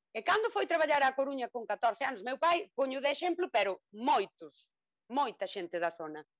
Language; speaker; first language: Spanish; non-native, local second language; Galician